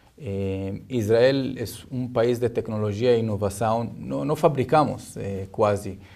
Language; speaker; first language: Portuguese; non-native, learner; Hebrew